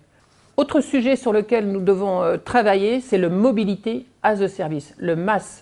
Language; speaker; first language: French; native; French